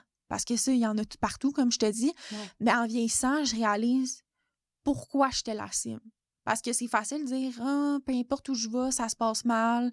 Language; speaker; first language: French; native; French